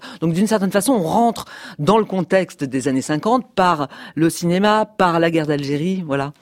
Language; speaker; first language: French; native; French